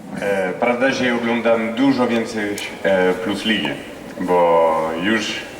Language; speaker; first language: Polish; non-native, learner; French